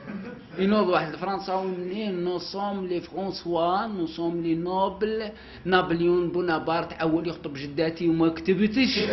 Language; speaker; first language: Arabic; native; Arabic